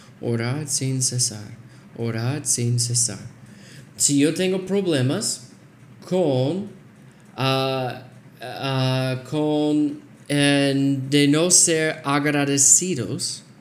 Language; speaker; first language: Spanish; non-native, fluent; English